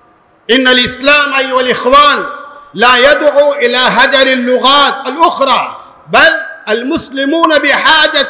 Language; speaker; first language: Arabic; non-native, fluent; Urdu